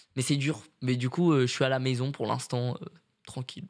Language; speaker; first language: French; native; French